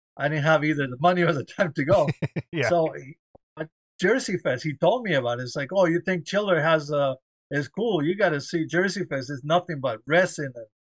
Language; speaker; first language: English; early bilingual, other home language; Spanish